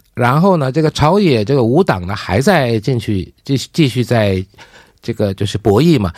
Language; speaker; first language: Chinese; non-native, fluent; Korean